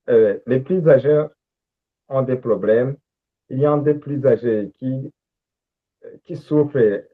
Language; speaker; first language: French; non-native, local second language; Rundi